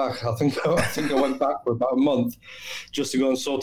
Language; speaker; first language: English; native; English